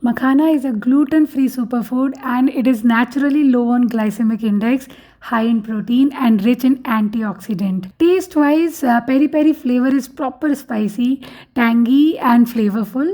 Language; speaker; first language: English; non-native, local second language; Hindi